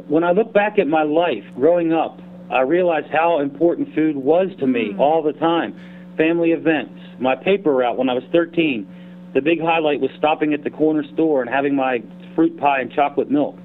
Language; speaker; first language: English; native; English